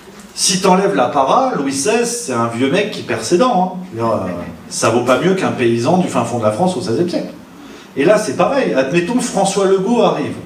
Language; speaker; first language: French; native; French